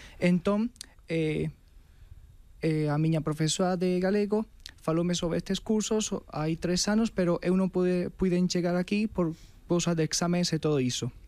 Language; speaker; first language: Galician; non-native, fluent; Spanish